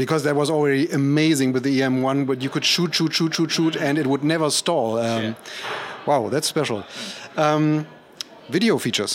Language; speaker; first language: English; non-native, fluent; German